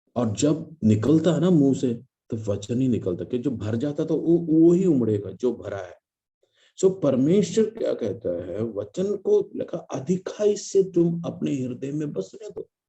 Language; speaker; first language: Hindi; non-native, local second language; Malayalam